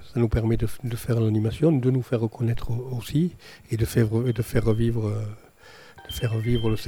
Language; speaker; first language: French; native; French